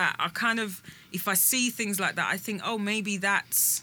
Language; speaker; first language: English; native; English